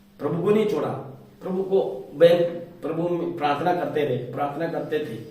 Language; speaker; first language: Hindi; non-native, local second language; Malayalam